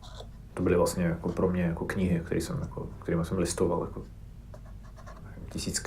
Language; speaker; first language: Czech; non-native, fluent; Russian